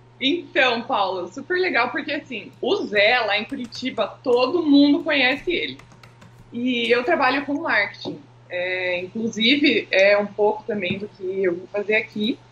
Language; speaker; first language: Portuguese; native; Portuguese